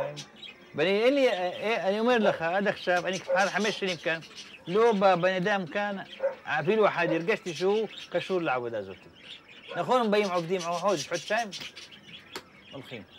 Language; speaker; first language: Hebrew; non-native, local second language; Arabic